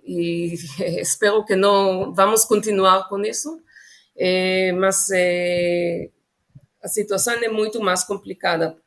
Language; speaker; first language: Portuguese; non-native, fluent; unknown